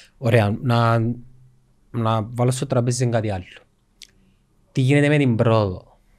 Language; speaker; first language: Greek; native; Greek